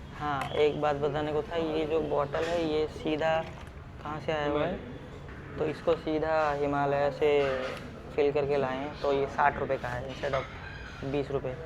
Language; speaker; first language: Hindi; non-native, local second language; Odia